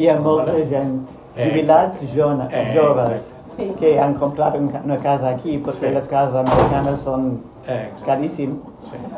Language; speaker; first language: Catalan; non-native, learner; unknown